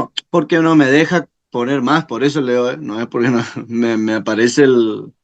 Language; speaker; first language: Spanish; native; Spanish